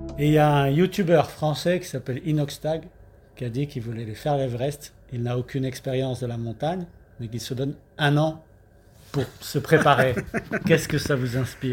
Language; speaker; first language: French; native; French